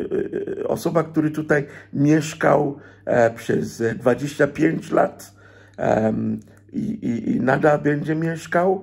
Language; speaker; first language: Polish; non-native, fluent; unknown